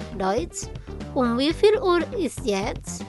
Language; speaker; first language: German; non-native, learner; Indonesian